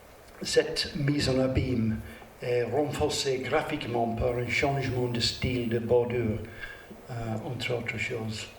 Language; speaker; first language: French; non-native, learner; English